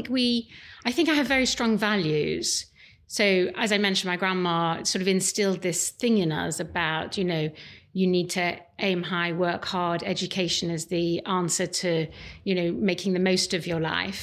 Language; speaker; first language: English; native; English